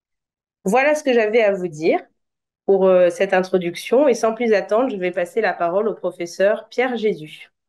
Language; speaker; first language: French; native; French